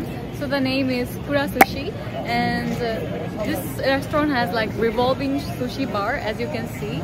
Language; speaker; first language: English; non-native, local second language; Assamese